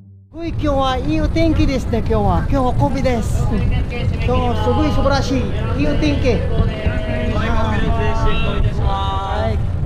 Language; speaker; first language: Japanese; non-native, learner; Filipino